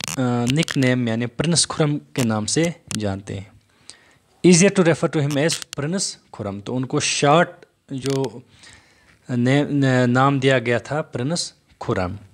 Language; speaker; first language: Hindi; native; Hindi